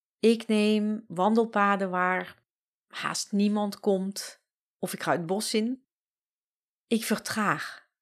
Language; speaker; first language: Dutch; non-native, fluent; French